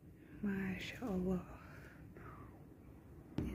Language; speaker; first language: Indonesian; non-native, local second language; Javanese